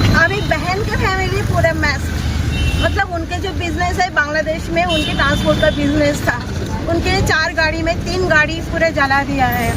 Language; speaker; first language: Hindi; non-native, local second language; Bangla